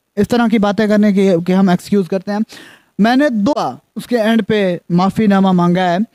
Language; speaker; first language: Urdu; non-native, local second language; Punjabi